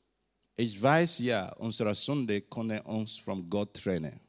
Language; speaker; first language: German; non-native, learner; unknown